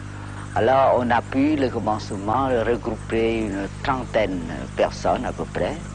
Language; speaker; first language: French; non-native, local second language; Khmer